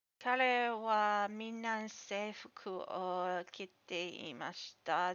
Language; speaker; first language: Japanese; non-native, learner; English